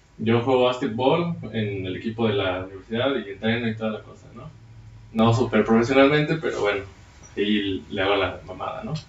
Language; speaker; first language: Spanish; native; Spanish